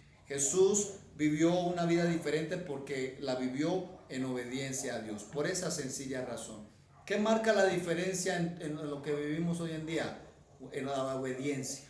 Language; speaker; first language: Spanish; native; Spanish